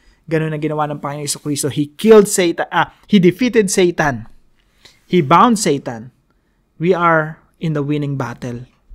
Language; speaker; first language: English; non-native, local second language; Filipino